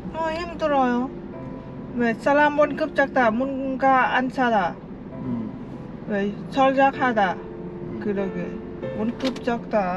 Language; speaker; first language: Korean; non-native, learner; Lao